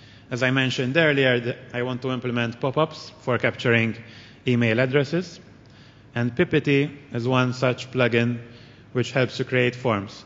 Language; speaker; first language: English; non-native, local second language; Maltese